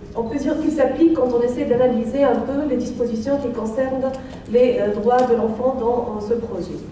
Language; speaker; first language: French; non-native, local second language; Arabic